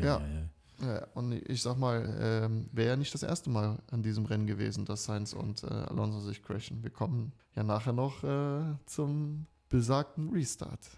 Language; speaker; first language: German; native; German